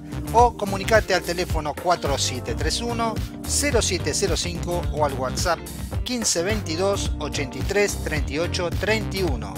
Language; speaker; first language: Spanish; native; Spanish